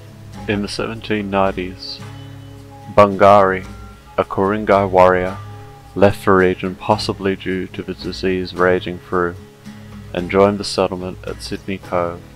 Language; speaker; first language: English; native; English